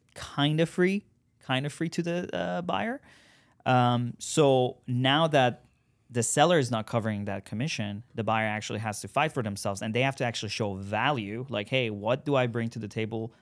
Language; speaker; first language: English; non-native, fluent; Persian